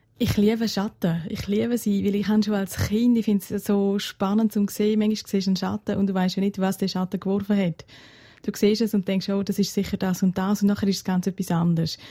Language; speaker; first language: German; non-native, local second language; Romansh